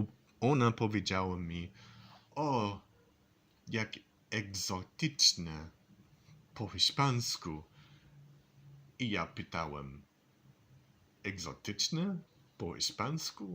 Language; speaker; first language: Polish; non-native, learner; English